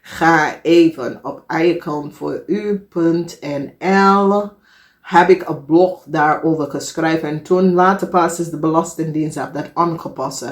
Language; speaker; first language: Dutch; non-native, fluent; English